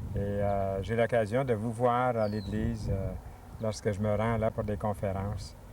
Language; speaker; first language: French; native; French